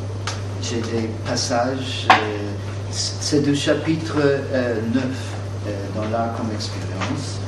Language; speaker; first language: French; non-native, fluent; English